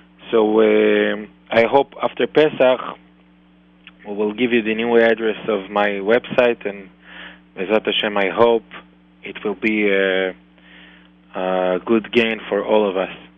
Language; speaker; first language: English; non-native, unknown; Hebrew